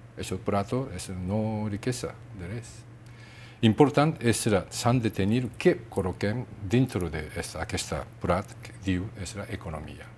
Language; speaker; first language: Catalan; non-native, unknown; Japanese